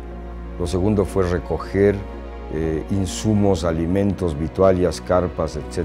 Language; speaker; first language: Spanish; native; Spanish